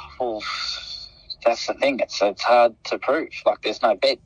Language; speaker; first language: English; native; English